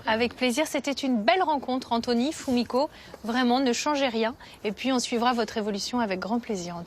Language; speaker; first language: French; native; French